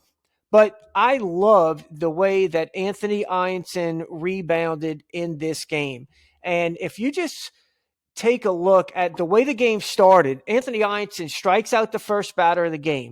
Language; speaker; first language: English; native; English